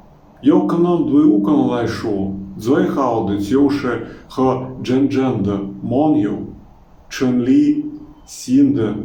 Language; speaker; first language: Chinese; non-native, fluent; Ukrainian